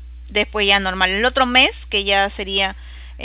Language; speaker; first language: Spanish; native; Spanish